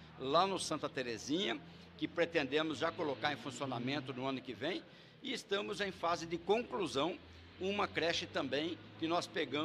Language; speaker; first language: Portuguese; native; Portuguese